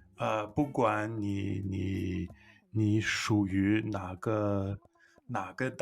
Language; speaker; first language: Chinese; non-native, fluent; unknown